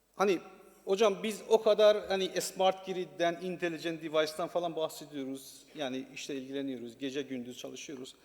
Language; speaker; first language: Turkish; non-native, learner; Persian